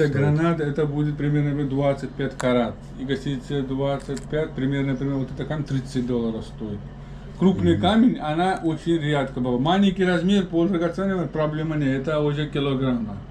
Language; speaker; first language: Russian; non-native, learner; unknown